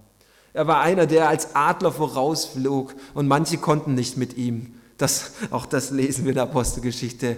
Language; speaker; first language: German; native; German